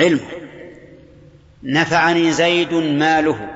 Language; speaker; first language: Arabic; native; Arabic